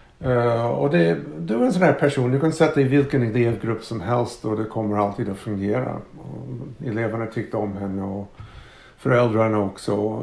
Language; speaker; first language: Swedish; non-native, fluent; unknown